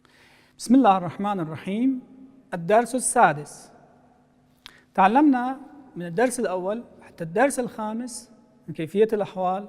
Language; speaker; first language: Arabic; non-native, fluent; Persian